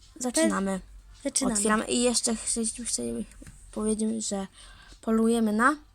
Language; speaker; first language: Polish; native; Polish